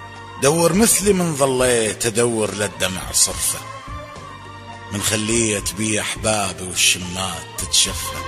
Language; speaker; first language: Arabic; native; Arabic